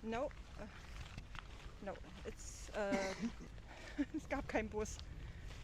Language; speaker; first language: English; non-native, learner; German